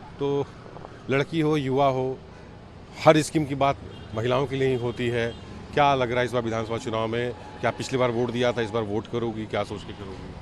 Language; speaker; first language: Hindi; native; Hindi